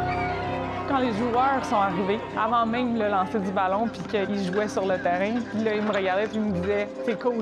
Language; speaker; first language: French; native; French